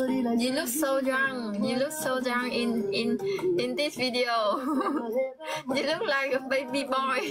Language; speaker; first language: English; non-native, learner; Vietnamese